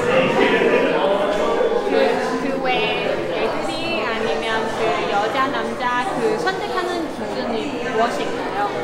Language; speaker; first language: Korean; non-native, learner; Chinese